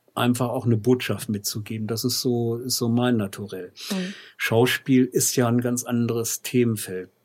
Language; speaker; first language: German; native; German